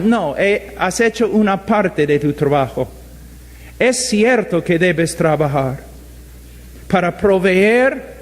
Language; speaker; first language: Spanish; non-native, fluent; English